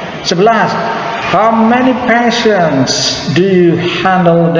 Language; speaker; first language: English; non-native, learner; Indonesian